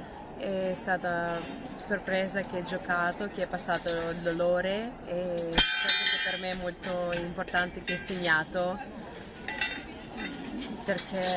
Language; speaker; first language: Italian; non-native, fluent; Ukrainian